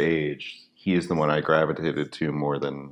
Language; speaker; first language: English; native; English